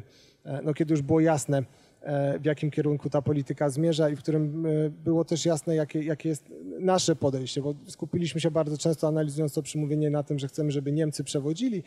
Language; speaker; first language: Polish; native; Polish